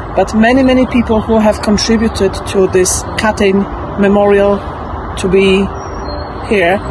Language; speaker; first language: English; non-native, fluent; Polish